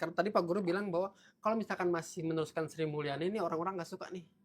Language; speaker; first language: Indonesian; native; Indonesian